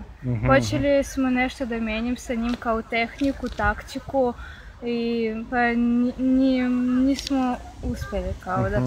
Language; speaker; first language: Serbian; non-native, learner; Belarusian